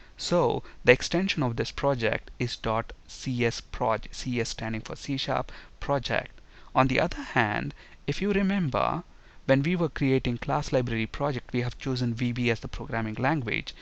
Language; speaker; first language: English; non-native, local second language; Telugu